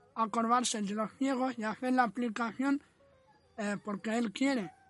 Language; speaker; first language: Spanish; non-native, fluent; Arabic